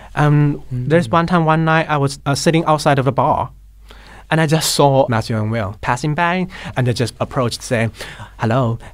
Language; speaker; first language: English; non-native, fluent; Chinese